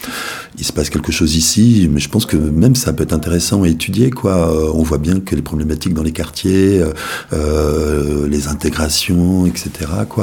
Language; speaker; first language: French; native; French